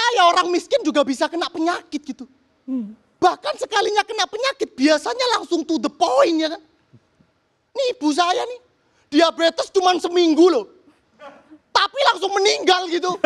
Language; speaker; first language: Indonesian; native; Indonesian